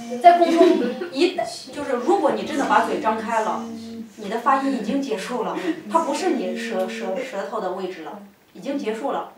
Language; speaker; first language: Chinese; native; Chinese